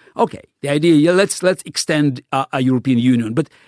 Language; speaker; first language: English; non-native, fluent; Russian